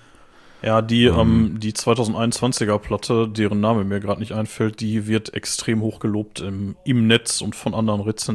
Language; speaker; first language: German; native; German